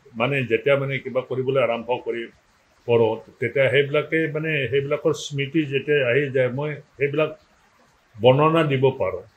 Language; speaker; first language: Assamese; non-native, local second language; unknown